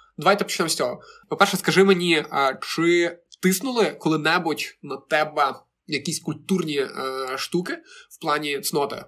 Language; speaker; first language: Ukrainian; native; Ukrainian